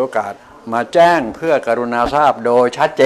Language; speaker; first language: Thai; native; Thai